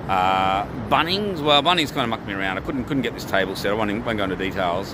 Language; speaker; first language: English; native; English